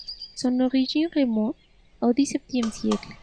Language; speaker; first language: French; non-native, fluent; Spanish